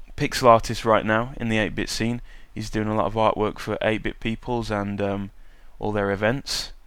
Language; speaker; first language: English; native; English